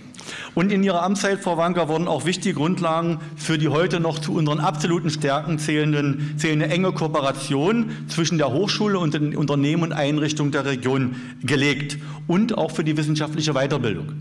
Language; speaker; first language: German; native; German